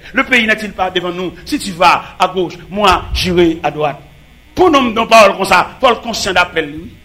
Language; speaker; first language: French; non-native, local second language; Haitian Creole